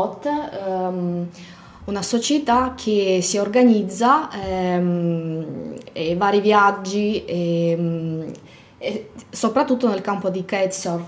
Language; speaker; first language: Italian; non-native, fluent; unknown